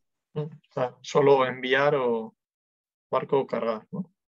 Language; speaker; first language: Spanish; non-native, learner; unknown